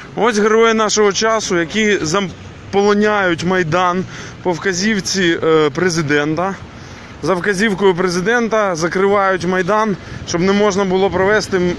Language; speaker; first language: Ukrainian; native; Ukrainian